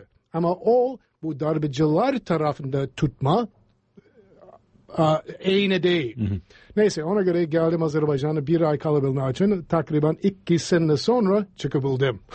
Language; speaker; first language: Turkish; non-native, fluent; English